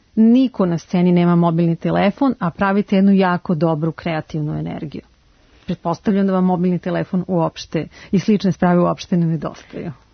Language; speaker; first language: Serbian; native; Serbian